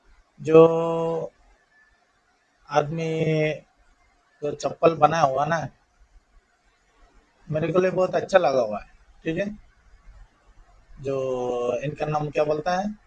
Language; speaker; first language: Hindi; non-native, learner; Bangla